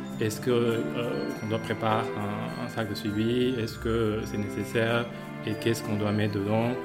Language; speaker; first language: French; non-native, fluent; Chinese